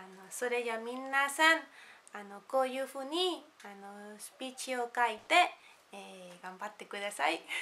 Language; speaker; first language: Japanese; non-native, fluent; Spanish